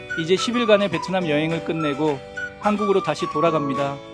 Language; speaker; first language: Korean; native; Korean